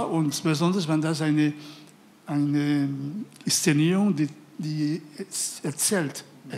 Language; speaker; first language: German; non-native, fluent; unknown